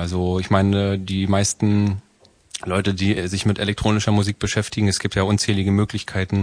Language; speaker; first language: German; native; German